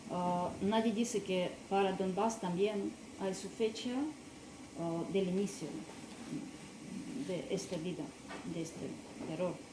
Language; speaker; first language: Spanish; non-native, learner; Russian